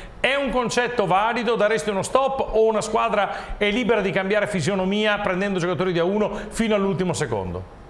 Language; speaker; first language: Italian; native; Italian